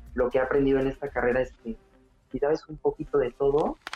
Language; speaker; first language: Spanish; native; Spanish